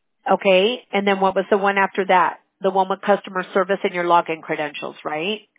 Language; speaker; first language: English; early bilingual, other home language; Spanish